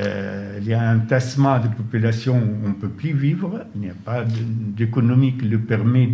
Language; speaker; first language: French; non-native, fluent; Arabic